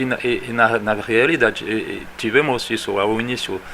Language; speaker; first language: Portuguese; non-native, fluent; French